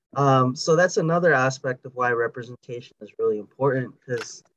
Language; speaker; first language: English; early bilingual, other home language; Spanish